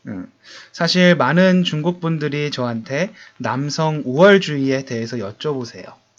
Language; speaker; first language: Korean; native; Korean